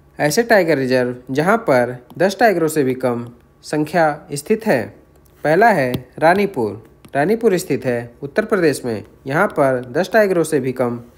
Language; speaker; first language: Hindi; native; Hindi